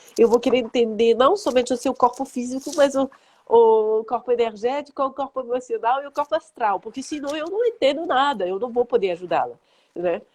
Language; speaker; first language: Portuguese; non-native, fluent; French